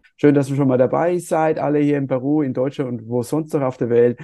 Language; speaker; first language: German; native; German